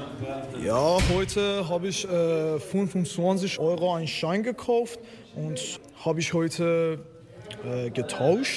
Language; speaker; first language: German; non-native, learner; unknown